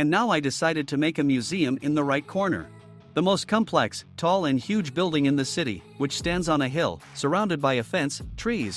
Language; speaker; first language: English; non-native, fluent; Russian